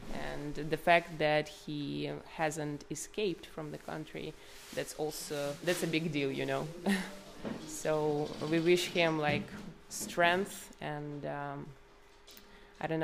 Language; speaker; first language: English; non-native, fluent; Ukrainian